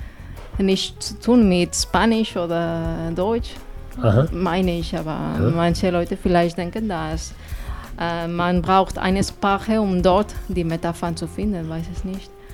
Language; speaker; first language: German; non-native, fluent; Spanish